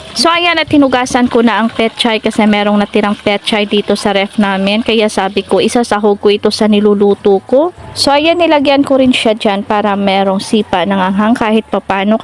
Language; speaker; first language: Filipino; non-native, local second language; Cebuano